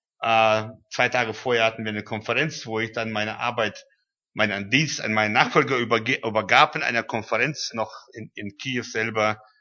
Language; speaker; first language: German; early bilingual, heritage; German